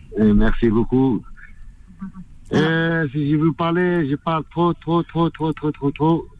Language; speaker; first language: French; non-native, learner; Arabic